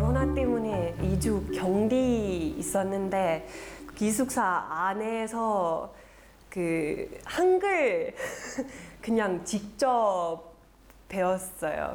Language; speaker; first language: Korean; non-native, fluent; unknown